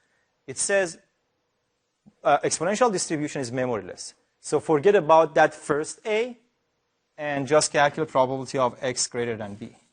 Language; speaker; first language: English; non-native, fluent; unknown